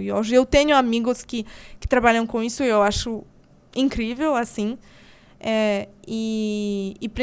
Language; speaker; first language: Portuguese; non-native, fluent; Polish